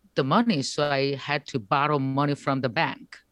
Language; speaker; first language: English; non-native, learner; Korean